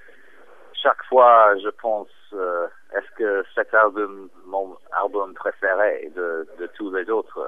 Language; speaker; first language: French; non-native, fluent; English